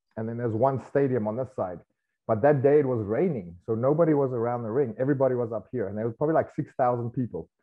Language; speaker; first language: English; native; English